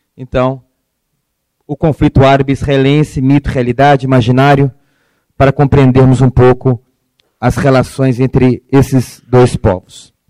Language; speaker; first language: Portuguese; early bilingual, other home language; Arabic